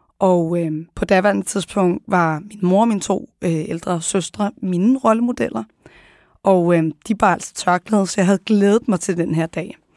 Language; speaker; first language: Danish; early bilingual, other home language; Arabic